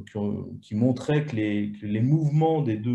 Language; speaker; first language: French; native; French